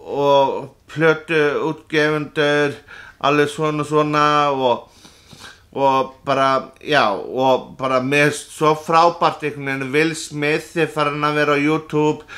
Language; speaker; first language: Icelandic; non-native, fluent; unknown